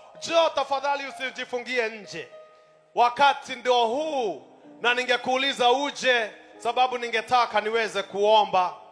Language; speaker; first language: Swahili; non-native, local second language; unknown